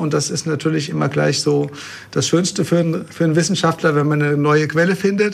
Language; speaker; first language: German; native; German